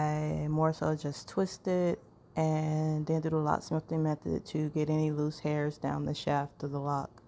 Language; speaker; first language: English; native; English